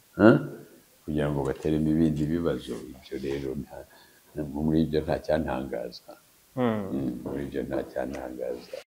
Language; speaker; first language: Kinyarwanda; early bilingual, heritage; Kinyarwanda